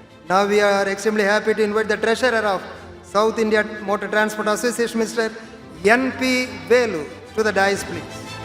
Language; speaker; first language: English; non-native, local second language; Tamil